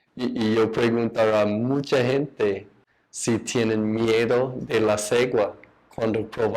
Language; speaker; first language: Spanish; non-native, fluent; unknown